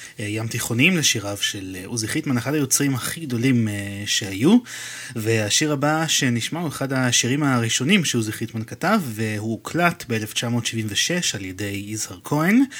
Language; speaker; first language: Hebrew; native; Hebrew